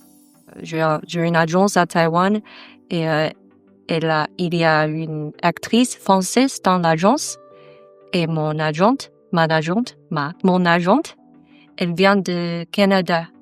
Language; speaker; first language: French; non-native, learner; Chinese